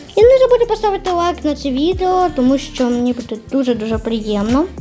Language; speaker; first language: Ukrainian; non-native, local second language; Russian